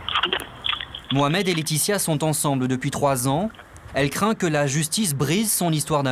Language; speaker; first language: French; native; French